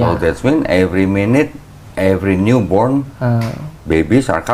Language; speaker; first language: English; non-native, fluent; Indonesian